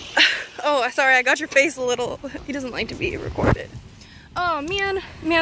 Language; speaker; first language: English; native; English